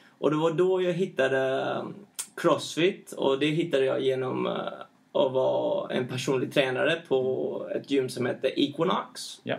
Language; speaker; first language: Swedish; early bilingual, heritage; Swedish